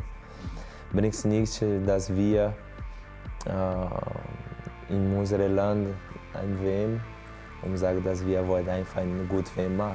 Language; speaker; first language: German; non-native, learner; Portuguese